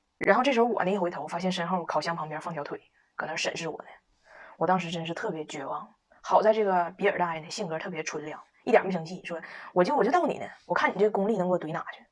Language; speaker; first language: Chinese; native; Chinese